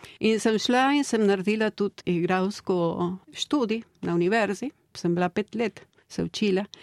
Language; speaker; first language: Slovenian; early bilingual, heritage; Slovenian